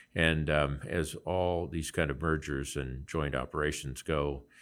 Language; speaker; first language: English; native; English